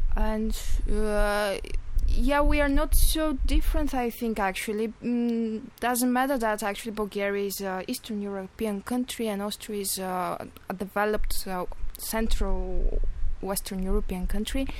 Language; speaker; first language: English; non-native, fluent; Bulgarian